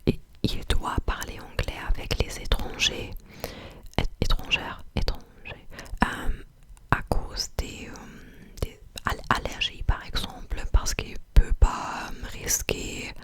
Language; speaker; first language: French; non-native, fluent; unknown